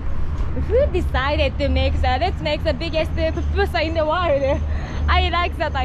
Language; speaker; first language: English; non-native, fluent; Japanese